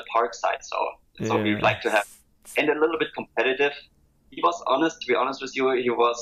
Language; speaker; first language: English; non-native, fluent; German